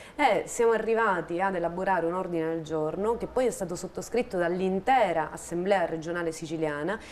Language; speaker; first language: Italian; native; Italian